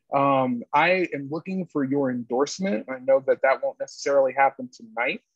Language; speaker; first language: English; native; English